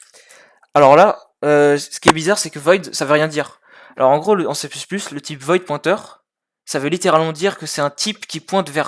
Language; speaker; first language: French; native; French